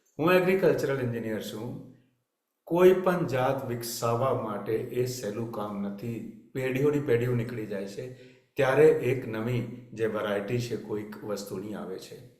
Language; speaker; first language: Gujarati; native; Gujarati